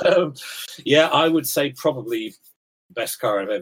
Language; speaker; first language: English; native; English